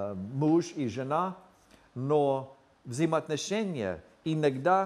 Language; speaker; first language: Russian; non-native, fluent; English